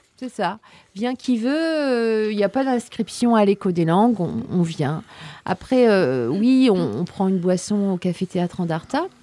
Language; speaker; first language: French; native; French